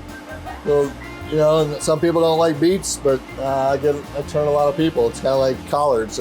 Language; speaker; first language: English; native; English